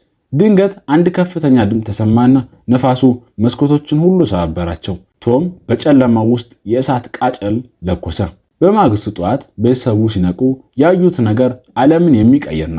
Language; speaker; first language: Amharic; native; Amharic